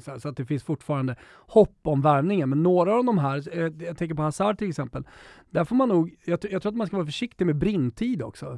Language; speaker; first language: Swedish; native; Swedish